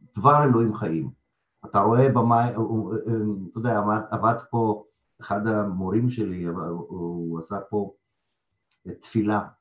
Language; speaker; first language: Hebrew; early bilingual, other home language; Russian